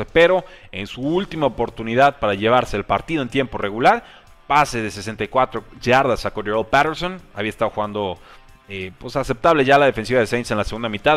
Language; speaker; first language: Spanish; native; Spanish